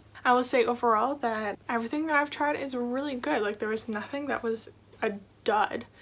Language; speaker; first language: English; native; English